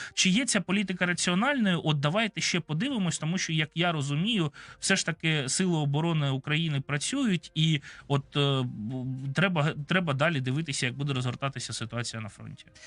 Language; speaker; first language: Ukrainian; non-native, local second language; Russian